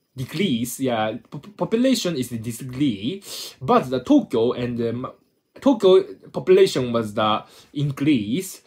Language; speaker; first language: English; non-native, learner; Japanese